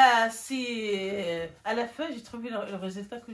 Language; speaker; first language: French; non-native, local second language; Arabic